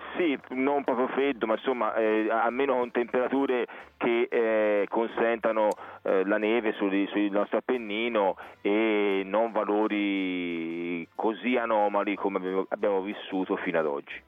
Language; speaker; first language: Italian; native; Italian